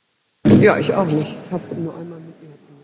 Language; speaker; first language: German; native; German